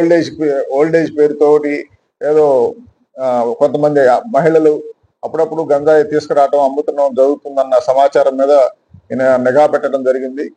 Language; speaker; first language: Telugu; native; Telugu